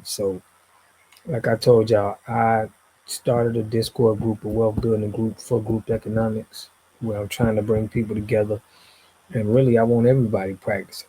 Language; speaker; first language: English; native; English